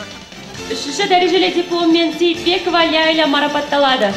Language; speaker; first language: Kazakh; native; Kazakh